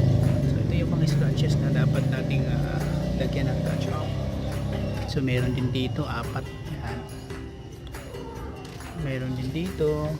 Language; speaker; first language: Filipino; native; Filipino